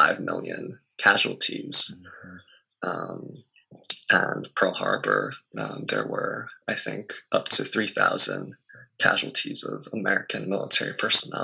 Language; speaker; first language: English; native; English